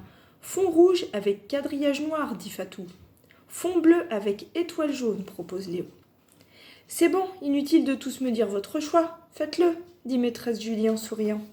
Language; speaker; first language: French; native; French